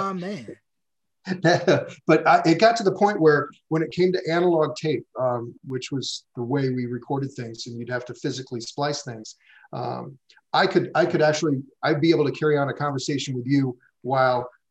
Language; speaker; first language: English; native; English